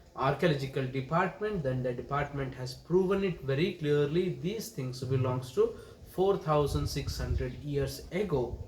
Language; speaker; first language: English; non-native, local second language; Kannada